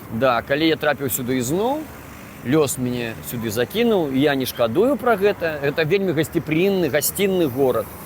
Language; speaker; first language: Belarusian; native; Belarusian